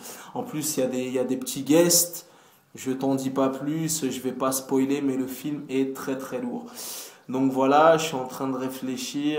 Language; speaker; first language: French; native; French